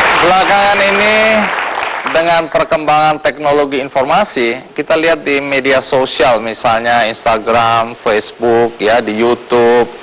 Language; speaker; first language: Indonesian; native; Indonesian